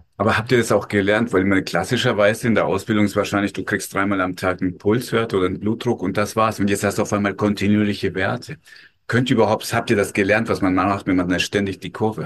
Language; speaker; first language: German; native; German